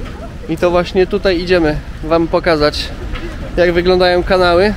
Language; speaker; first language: Polish; native; Polish